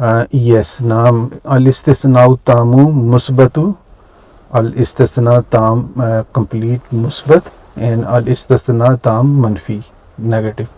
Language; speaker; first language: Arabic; non-native, fluent; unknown